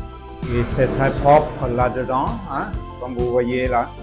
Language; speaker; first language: French; non-native, fluent; Vietnamese